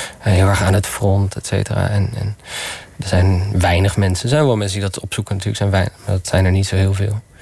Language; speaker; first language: Dutch; early bilingual, other home language; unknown